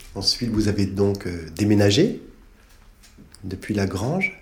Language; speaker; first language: French; native; French